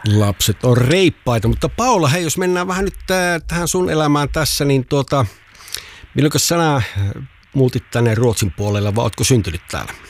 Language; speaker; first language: Finnish; native; Finnish